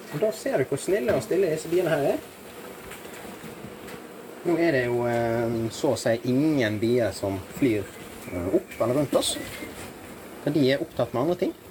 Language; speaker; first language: Norwegian; native; Norwegian